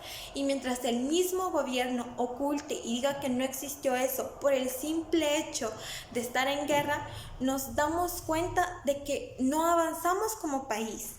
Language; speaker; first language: Spanish; native; Spanish